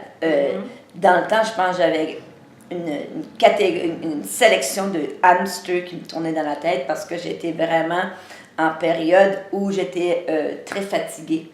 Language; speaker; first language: French; native; French